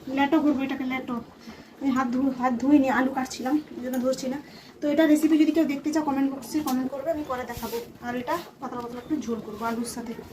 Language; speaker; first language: Bangla; native; Bangla